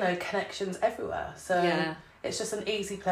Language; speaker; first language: English; native; English